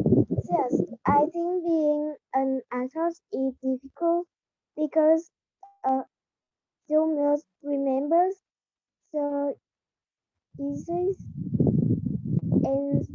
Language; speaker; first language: English; non-native, learner; Vietnamese